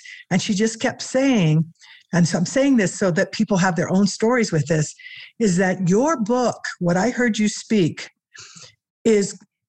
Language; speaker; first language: English; native; English